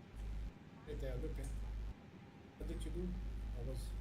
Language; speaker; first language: English; non-native, learner; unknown